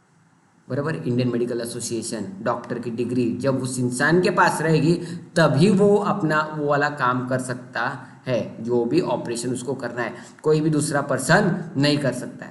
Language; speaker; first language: Hindi; non-native, local second language; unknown